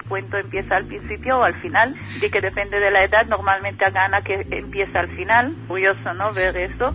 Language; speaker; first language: Spanish; non-native, fluent; Hebrew